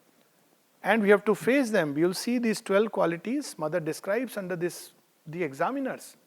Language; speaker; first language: English; non-native, local second language; Hindi